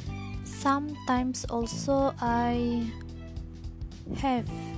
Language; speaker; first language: English; non-native, learner; Malay